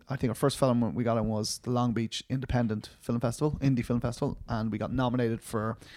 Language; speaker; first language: English; native; English